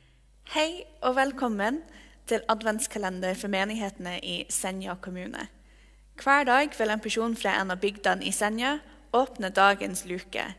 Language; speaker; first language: Norwegian; native; Norwegian